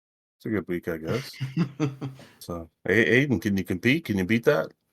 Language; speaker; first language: English; native; English